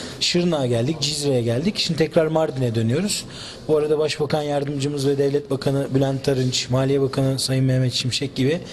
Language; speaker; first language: Turkish; native; Turkish